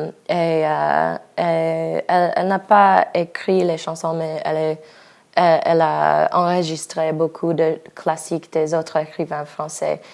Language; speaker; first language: French; non-native, learner; English